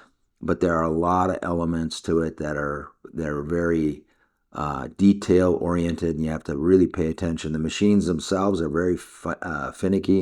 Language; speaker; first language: English; native; English